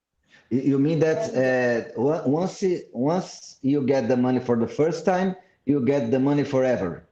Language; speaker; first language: English; non-native, fluent; Portuguese